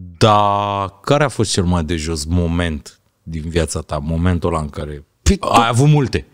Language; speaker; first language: Romanian; native; Romanian